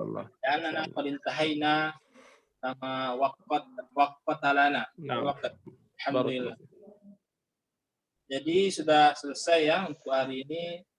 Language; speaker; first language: Indonesian; native; Indonesian